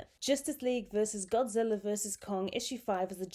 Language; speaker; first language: English; native; English